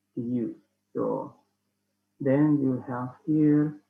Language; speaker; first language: English; non-native, fluent; Indonesian